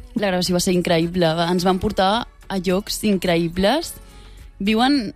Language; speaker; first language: Catalan; native; Catalan